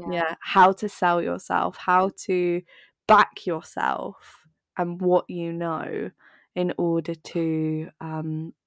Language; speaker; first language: English; native; English